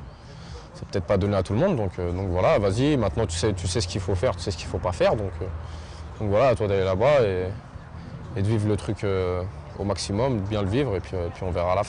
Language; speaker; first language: French; native; French